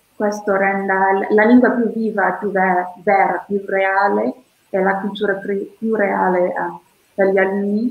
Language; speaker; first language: Italian; non-native, fluent; English